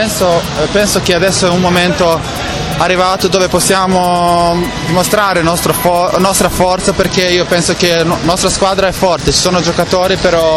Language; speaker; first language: Italian; non-native, fluent; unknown